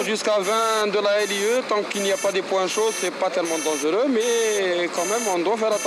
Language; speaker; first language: French; non-native, local second language; Arabic